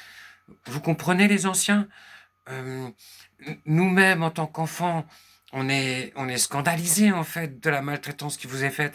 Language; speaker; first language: French; native; French